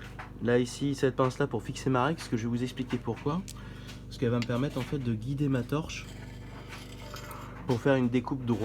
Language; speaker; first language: French; native; French